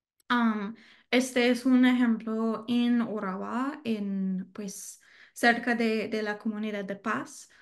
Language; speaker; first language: Spanish; non-native, learner; English